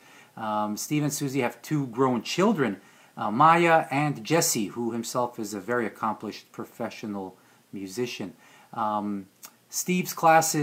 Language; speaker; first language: English; early bilingual, other home language; Hungarian